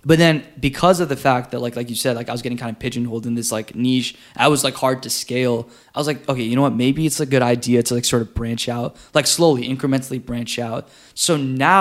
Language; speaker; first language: English; native; English